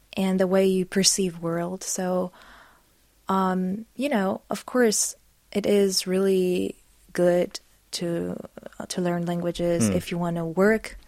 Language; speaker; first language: English; non-native, fluent; Polish